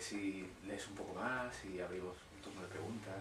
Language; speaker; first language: Spanish; native; Spanish